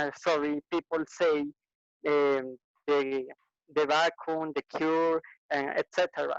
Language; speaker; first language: English; non-native, learner; Spanish